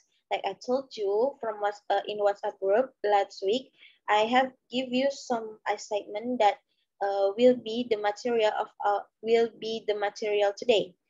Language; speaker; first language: English; non-native, learner; Indonesian